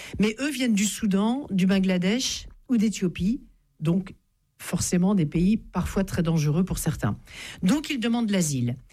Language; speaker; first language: French; native; French